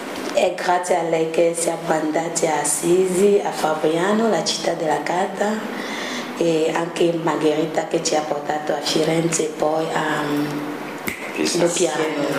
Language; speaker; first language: Italian; non-native, learner; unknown